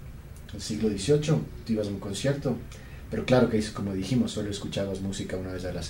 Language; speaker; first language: Spanish; native; Spanish